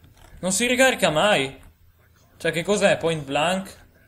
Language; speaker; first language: Italian; native; Italian